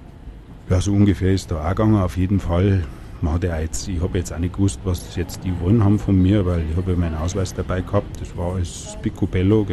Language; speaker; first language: German; native; German